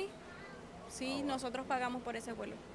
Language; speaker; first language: Spanish; native; Spanish